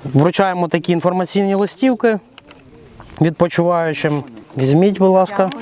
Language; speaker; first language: Ukrainian; native; Ukrainian